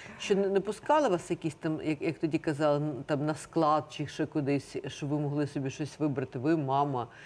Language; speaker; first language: Ukrainian; native; Ukrainian